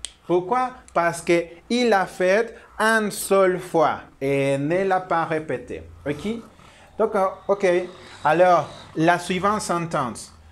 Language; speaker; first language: French; non-native, learner; Spanish